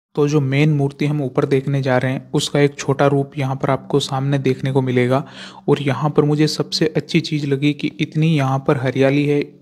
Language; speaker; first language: Hindi; native; Hindi